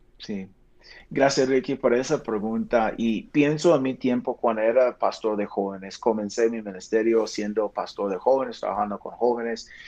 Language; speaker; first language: Spanish; non-native, fluent; English